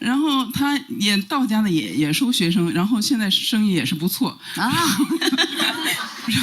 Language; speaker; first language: Chinese; native; Chinese